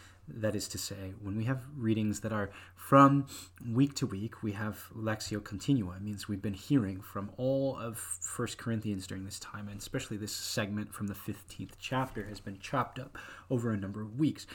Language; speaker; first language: English; native; English